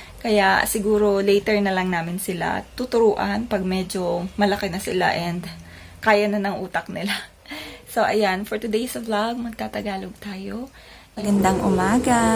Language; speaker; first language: Filipino; native; Filipino